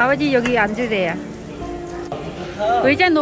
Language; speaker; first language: Korean; non-native, learner; Vietnamese